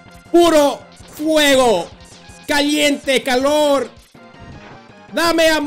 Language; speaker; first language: Spanish; non-native, learner; English